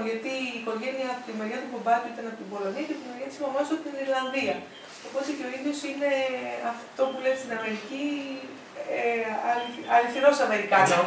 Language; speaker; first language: Greek; native; Greek